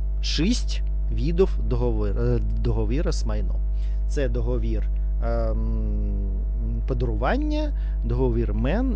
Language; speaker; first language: Ukrainian; non-native, learner; Russian